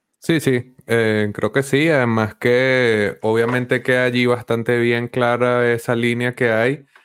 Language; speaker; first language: Spanish; native; Spanish